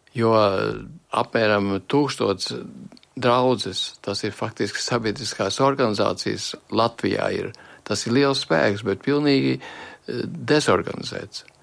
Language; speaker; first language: Latvian; native; Latvian